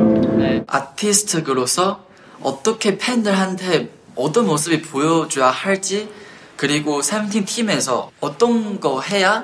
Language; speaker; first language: Korean; non-native, fluent; Chinese